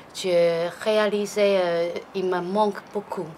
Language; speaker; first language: French; non-native, learner; Chinese